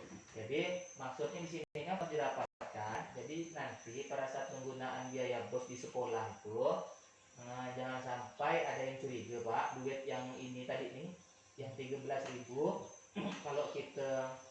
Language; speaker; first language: Malay; native; Malay